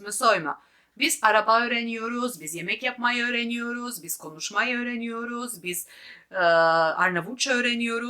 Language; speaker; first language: Turkish; non-native, fluent; Albanian